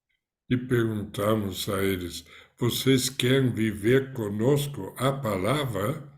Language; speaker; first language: Portuguese; non-native, fluent; German